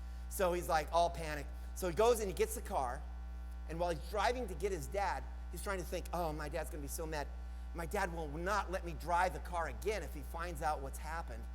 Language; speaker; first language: English; native; English